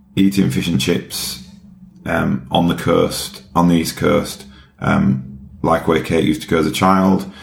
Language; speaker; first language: English; native; English